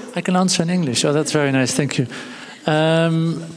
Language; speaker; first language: French; non-native, fluent; Dutch